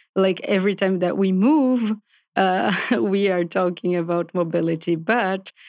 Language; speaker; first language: English; non-native, fluent; Portuguese